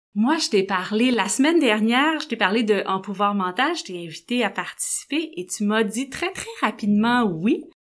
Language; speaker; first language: French; native; French